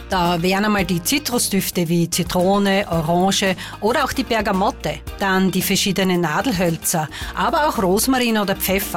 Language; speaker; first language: German; native; German